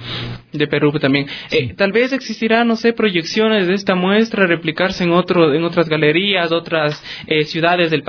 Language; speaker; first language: Spanish; native; Spanish